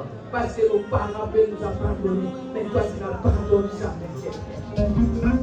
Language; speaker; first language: French; non-native, local second language; Lingala